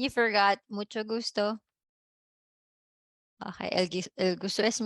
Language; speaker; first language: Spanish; non-native, fluent; Filipino